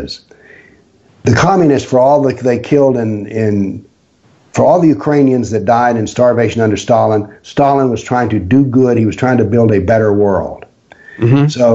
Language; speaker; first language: English; native; English